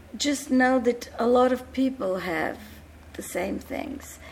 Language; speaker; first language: English; early bilingual, other home language; Bulgarian